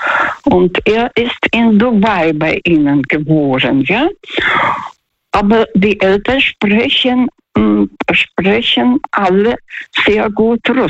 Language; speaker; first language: German; non-native, learner; Russian